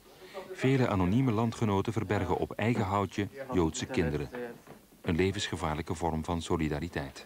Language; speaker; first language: Dutch; native; Dutch